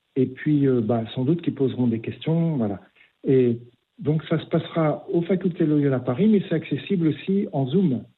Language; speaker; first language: French; native; French